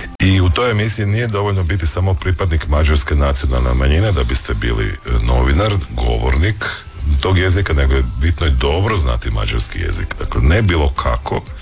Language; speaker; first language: Croatian; native; Croatian